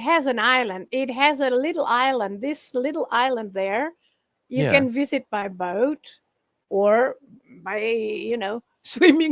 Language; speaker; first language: English; non-native, fluent; Portuguese